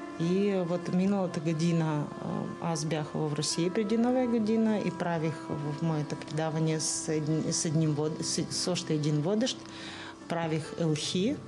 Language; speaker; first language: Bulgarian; non-native, learner; Russian